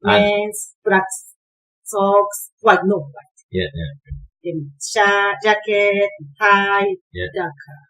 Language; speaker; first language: English; non-native, learner; Japanese